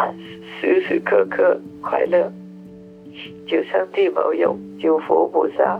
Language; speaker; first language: Chinese; non-native, fluent; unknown